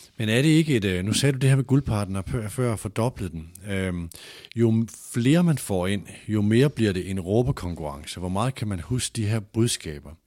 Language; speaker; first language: Danish; native; Danish